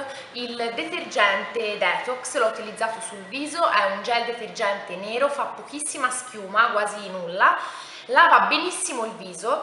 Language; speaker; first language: Italian; native; Italian